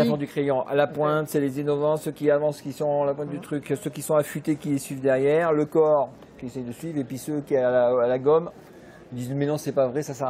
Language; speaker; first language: French; native; French